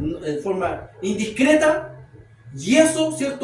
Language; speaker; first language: Spanish; native; Spanish